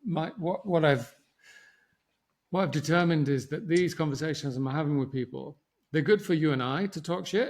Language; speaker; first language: English; native; English